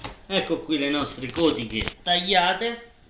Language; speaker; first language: Italian; native; Italian